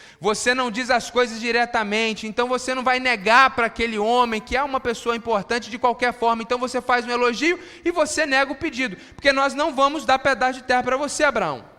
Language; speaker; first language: Portuguese; native; Portuguese